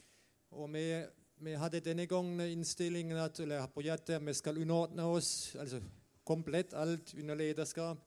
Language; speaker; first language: Norwegian; non-native, fluent; German